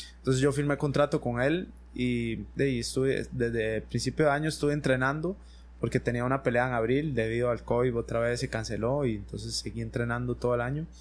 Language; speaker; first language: Spanish; native; Spanish